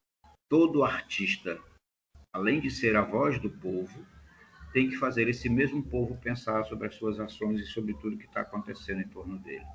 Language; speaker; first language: Portuguese; native; Portuguese